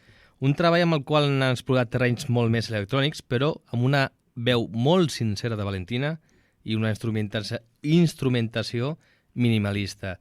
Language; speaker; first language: Catalan; native; Catalan